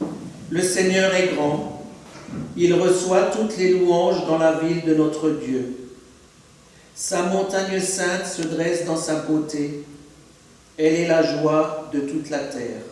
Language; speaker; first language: French; native; French